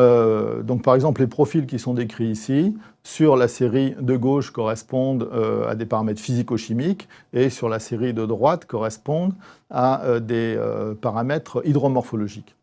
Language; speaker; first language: French; native; French